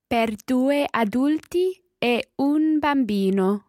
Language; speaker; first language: Italian; non-native, learner; English